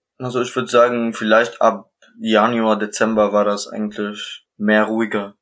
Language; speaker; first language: German; non-native, learner; Arabic